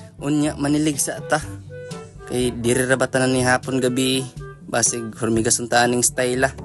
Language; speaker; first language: Cebuano; non-native, local second language; Surigaonon